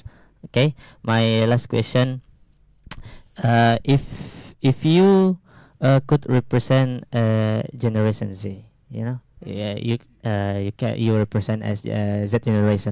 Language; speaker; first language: English; non-native, learner; Indonesian